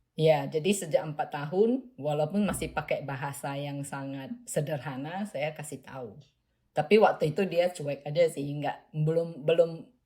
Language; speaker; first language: Indonesian; non-native, local second language; Chinese